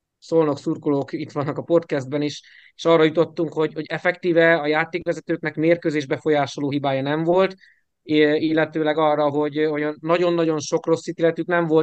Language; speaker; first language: Hungarian; native; Hungarian